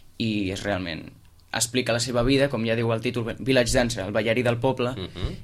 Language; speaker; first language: Catalan; native; Catalan